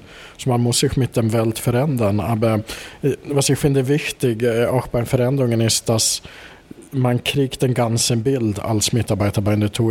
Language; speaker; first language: German; non-native, fluent; Swedish